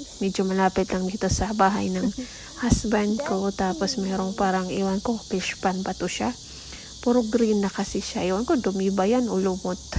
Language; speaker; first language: Filipino; non-native, local second language; Cebuano